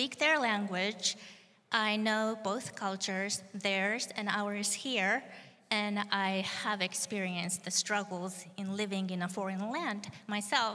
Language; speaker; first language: English; non-native, fluent; Japanese